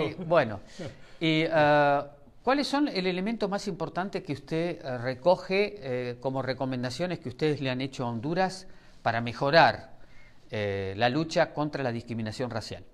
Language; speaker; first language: Spanish; native; Spanish